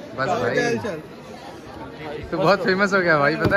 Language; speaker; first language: Hindi; native; Hindi